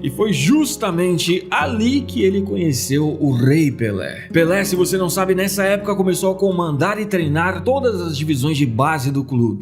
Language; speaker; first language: Portuguese; native; Portuguese